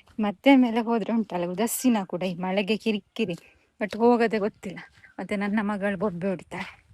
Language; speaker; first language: Kannada; non-native, local second language; Tulu